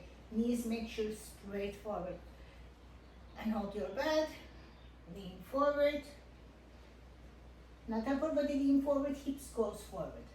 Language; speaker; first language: English; non-native, fluent; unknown